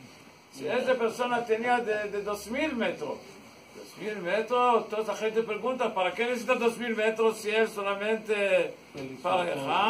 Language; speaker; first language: Spanish; non-native, learner; Hebrew